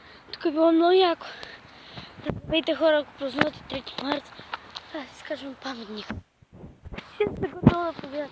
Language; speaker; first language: Bulgarian; native; Bulgarian